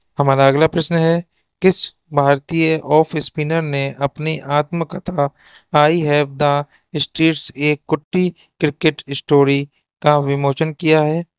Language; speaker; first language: Hindi; native; Hindi